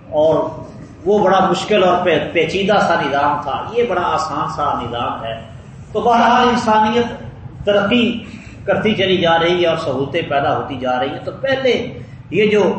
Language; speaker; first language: Urdu; non-native, local second language; Punjabi